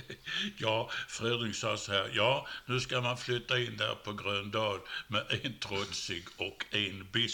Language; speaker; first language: Swedish; native; Swedish